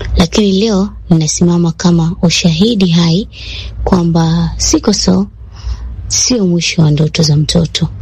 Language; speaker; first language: Swahili; native; Swahili